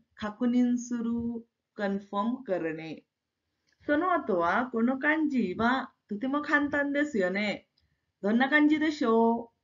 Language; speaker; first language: Japanese; non-native, fluent; Marathi